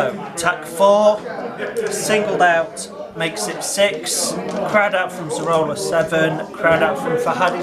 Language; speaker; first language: English; native; English